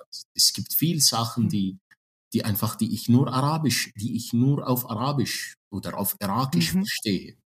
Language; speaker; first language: German; non-native, fluent; Arabic